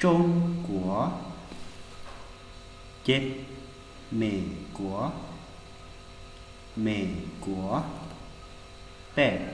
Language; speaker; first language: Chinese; non-native, fluent; Hmong